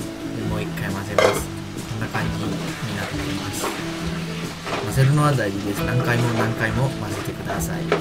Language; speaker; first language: Japanese; non-native, learner; Sinhala